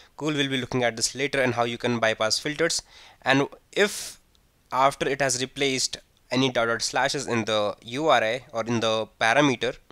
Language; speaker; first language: English; non-native, local second language; Hindi